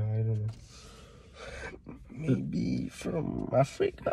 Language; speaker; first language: English; non-native, learner; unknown